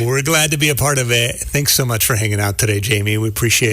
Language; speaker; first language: English; native; English